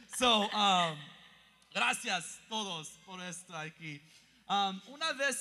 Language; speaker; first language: Spanish; early bilingual, heritage; English